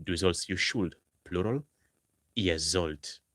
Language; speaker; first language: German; non-native, fluent; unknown